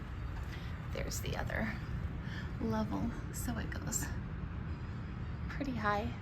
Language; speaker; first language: English; native; English